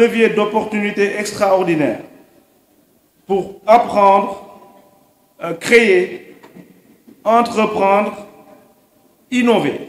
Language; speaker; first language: French; non-native, local second language; Wolof